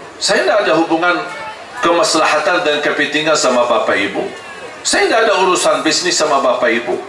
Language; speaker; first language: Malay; non-native, fluent; Arabic